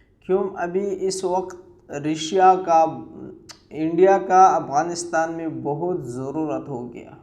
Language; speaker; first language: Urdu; non-native, local second language; Pashto